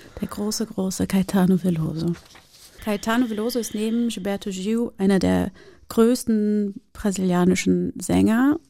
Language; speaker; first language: German; early bilingual, other home language; Portuguese